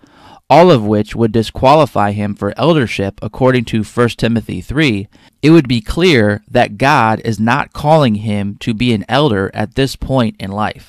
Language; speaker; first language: English; native; English